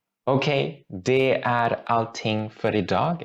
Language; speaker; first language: Swedish; non-native, fluent; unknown